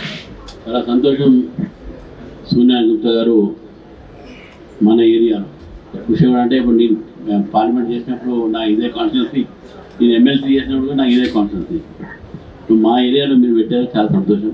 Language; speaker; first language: Telugu; native; Telugu